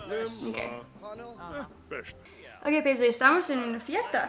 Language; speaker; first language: Spanish; non-native, learner; English